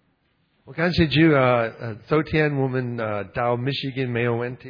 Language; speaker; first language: Chinese; non-native, learner; English